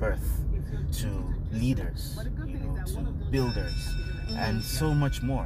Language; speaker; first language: English; non-native, local second language; Hausa